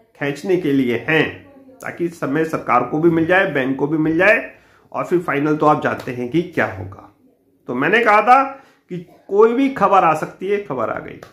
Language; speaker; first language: Hindi; native; Hindi